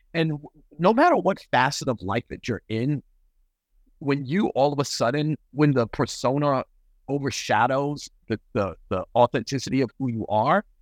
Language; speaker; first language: English; native; English